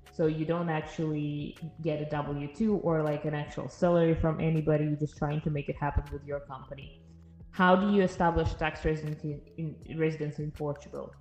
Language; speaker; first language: English; non-native, fluent; Russian